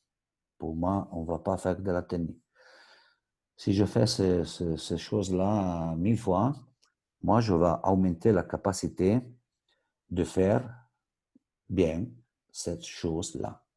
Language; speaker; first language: French; non-native, local second language; Italian